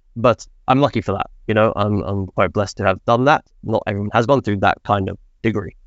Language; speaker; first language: English; native; English